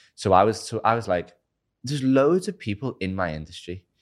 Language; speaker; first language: English; native; English